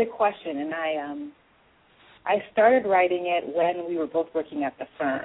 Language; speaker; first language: English; native; English